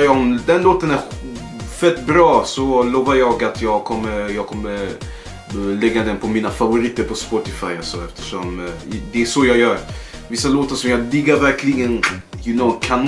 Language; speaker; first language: Swedish; early bilingual, other home language; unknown